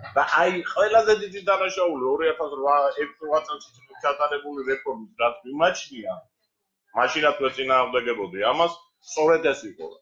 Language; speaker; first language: Georgian; native; Georgian